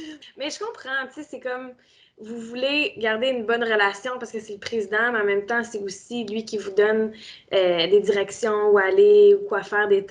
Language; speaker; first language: French; native; French